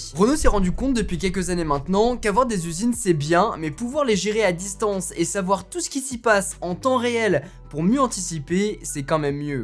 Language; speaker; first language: French; native; French